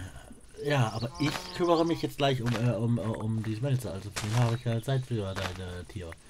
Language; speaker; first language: German; native; German